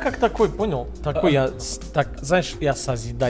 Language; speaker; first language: Russian; native; Russian